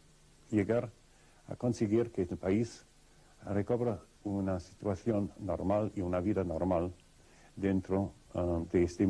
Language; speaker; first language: Spanish; non-native, fluent; Russian